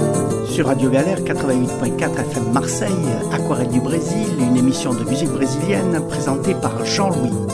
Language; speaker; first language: French; native; French